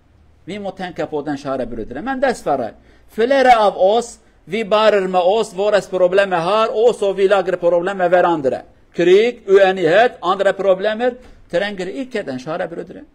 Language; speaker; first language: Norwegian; non-native, learner; Kurdish